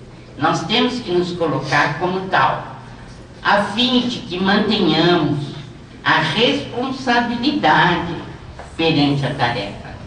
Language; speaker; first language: Portuguese; native; Portuguese